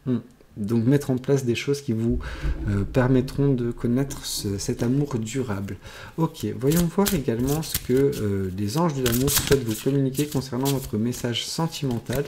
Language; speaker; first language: French; native; French